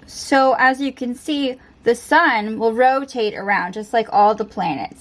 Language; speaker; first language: English; native; English